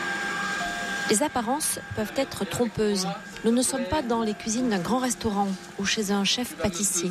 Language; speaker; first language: French; native; French